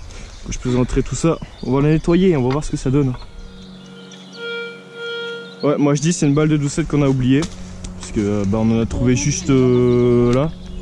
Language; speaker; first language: French; native; French